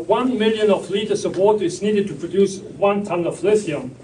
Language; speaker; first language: English; non-native, fluent; German